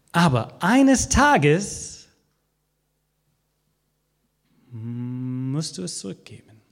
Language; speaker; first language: German; non-native, fluent; English